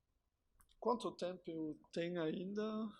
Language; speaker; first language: Portuguese; non-native, fluent; French